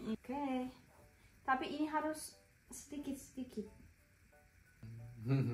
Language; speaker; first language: Indonesian; non-native, learner; Turkish